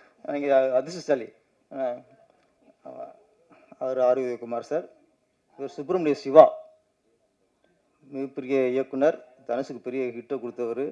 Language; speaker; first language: Tamil; native; Tamil